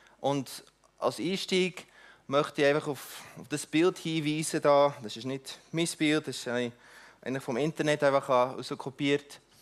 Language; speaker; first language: German; non-native, fluent; Afrikaans